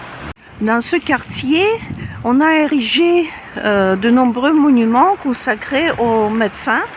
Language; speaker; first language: French; non-native, fluent; Russian